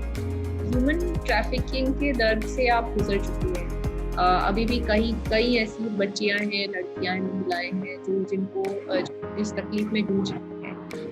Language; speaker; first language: Hindi; native; Hindi